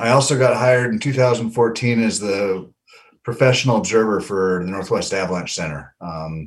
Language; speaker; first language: English; native; English